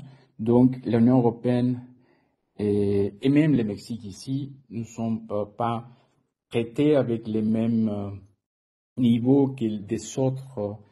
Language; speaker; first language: French; non-native, fluent; Spanish